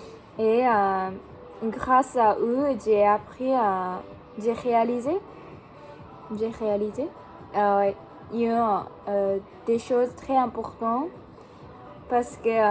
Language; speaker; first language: French; non-native, learner; Japanese